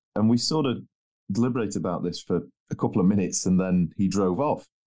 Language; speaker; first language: English; native; English